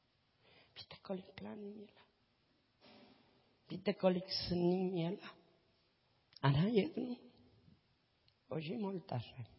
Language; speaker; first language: Czech; non-native, learner; Spanish